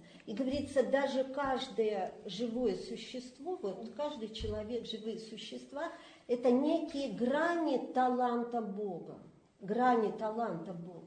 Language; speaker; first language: Russian; native; Russian